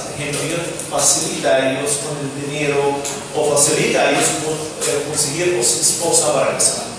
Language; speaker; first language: Spanish; non-native, fluent; Arabic